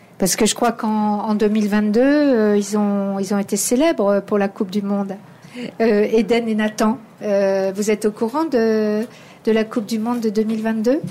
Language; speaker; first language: French; native; French